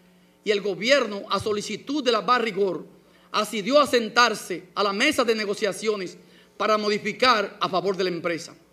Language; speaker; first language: Spanish; native; Spanish